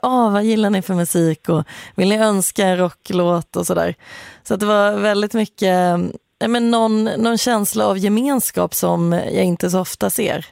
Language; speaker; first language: Swedish; native; Swedish